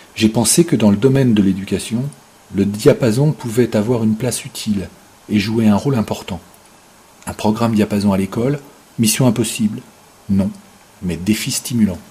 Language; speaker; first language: French; native; French